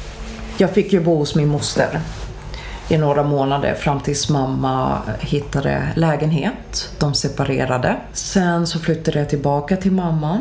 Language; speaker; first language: Swedish; early bilingual, other home language; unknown